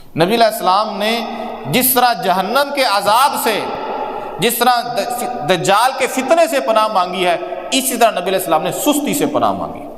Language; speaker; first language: Urdu; non-native, local second language; Punjabi